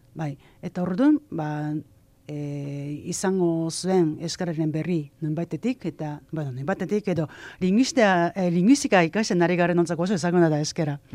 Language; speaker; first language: Basque; non-native, fluent; Japanese